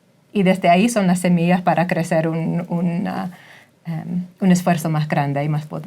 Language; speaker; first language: Spanish; non-native, fluent; English